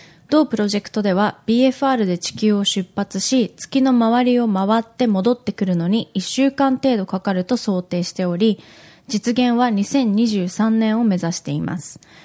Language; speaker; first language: Japanese; early bilingual, heritage; Japanese